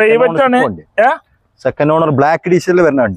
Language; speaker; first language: Malayalam; native; Malayalam